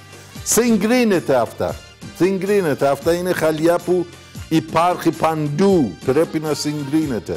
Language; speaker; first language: Greek; non-native, learner; Persian